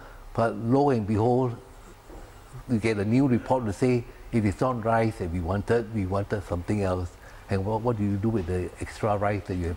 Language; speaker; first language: English; non-native, local second language; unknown